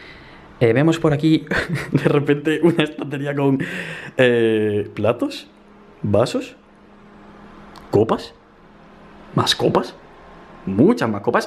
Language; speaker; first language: Spanish; native; Spanish